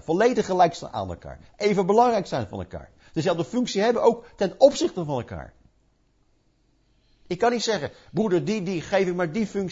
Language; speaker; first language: Dutch; native; Dutch